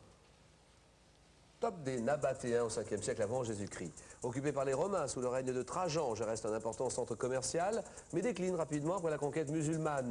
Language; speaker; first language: French; native; French